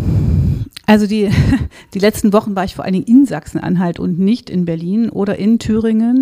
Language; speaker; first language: German; native; German